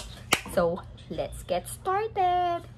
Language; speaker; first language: English; non-native, local second language; Filipino